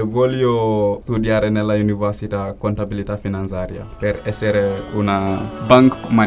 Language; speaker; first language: Italian; non-native, learner; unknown